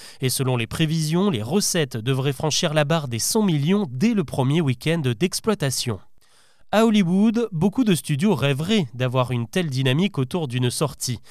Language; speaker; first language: French; native; French